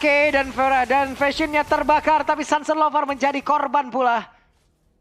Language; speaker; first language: Indonesian; native; Indonesian